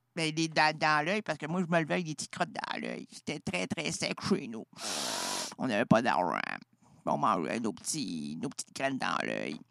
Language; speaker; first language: French; native; French